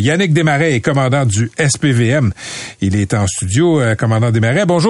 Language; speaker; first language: French; native; French